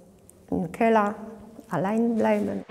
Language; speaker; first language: German; non-native, learner; Polish